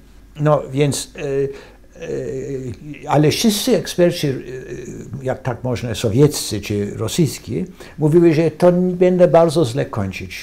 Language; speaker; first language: Polish; non-native, fluent; English